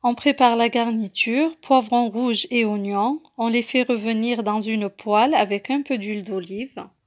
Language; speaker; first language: French; non-native, local second language; Arabic